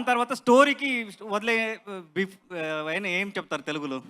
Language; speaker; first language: Telugu; non-native, learner; Kannada